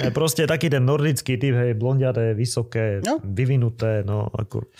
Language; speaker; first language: Slovak; native; Slovak